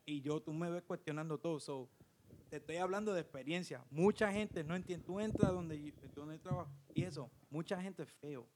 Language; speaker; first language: Spanish; early bilingual, heritage; Spanish